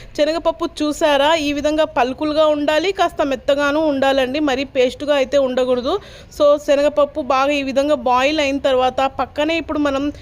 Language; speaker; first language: Telugu; non-native, local second language; Urdu